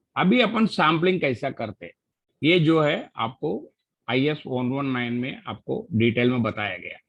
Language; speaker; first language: Hindi; non-native, local second language; Marathi